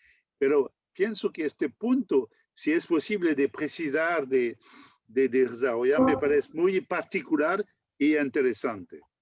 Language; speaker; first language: Spanish; non-native, learner; French